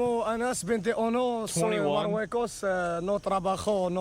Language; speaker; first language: Spanish; non-native, learner; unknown